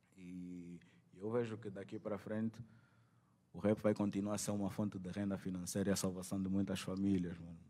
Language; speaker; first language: Portuguese; native; Portuguese